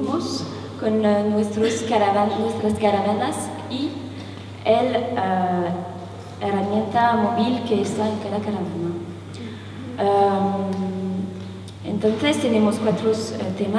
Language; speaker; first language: Spanish; non-native, learner; French